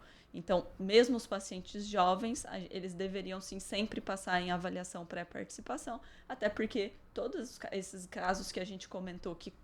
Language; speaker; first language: Portuguese; native; Portuguese